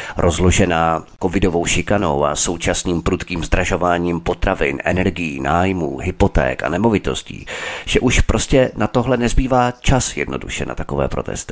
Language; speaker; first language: Czech; native; Czech